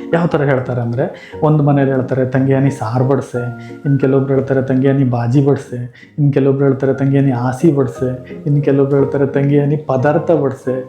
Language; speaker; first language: Kannada; native; Kannada